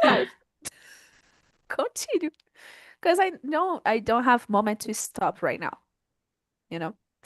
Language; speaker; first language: English; non-native, learner; Portuguese